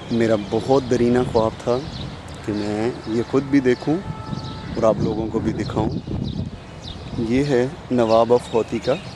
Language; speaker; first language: Urdu; non-native, local second language; Punjabi